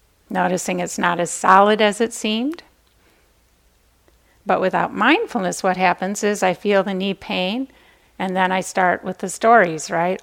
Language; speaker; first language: English; native; English